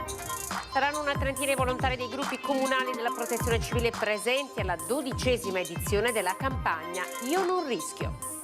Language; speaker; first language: Italian; native; Italian